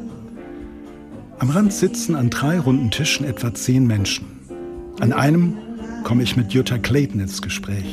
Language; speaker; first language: German; native; German